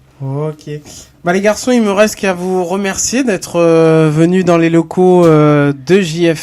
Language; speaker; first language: French; native; French